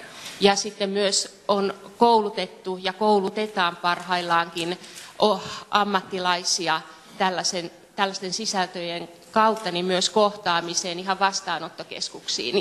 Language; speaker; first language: Finnish; native; Finnish